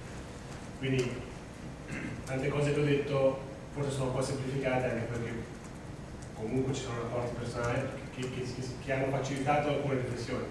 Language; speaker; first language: Italian; native; Italian